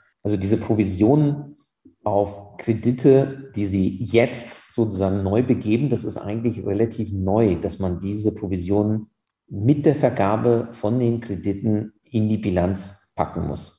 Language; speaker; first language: German; native; German